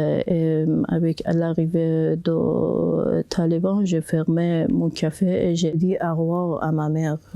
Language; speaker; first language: French; non-native, local second language; Persian